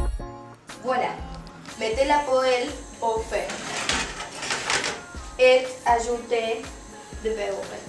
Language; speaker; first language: French; non-native, learner; Spanish